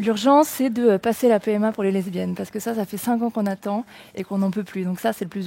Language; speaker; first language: French; native; French